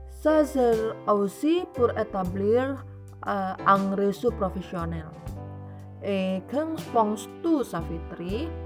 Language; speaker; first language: French; non-native, learner; Indonesian